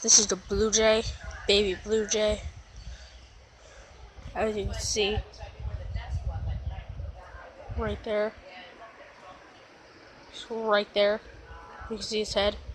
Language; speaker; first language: English; native; English